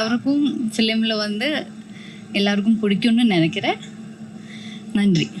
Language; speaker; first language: Tamil; non-native, learner; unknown